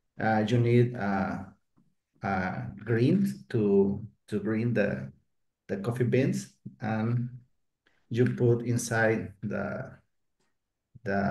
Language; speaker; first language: English; non-native, learner; Spanish